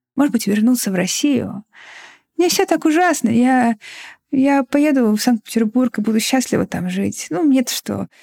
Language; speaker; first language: Russian; native; Russian